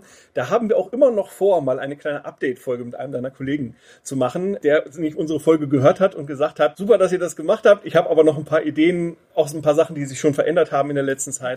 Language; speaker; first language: German; native; German